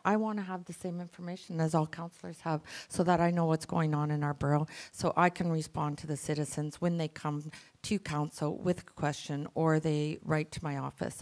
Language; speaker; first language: English; native; English